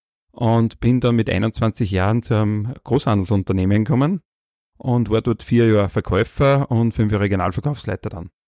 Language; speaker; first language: German; native; German